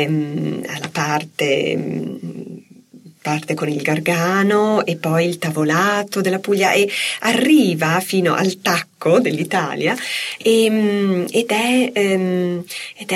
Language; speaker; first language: Italian; native; Italian